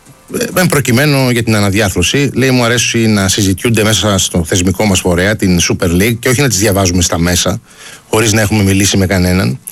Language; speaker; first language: Greek; native; Greek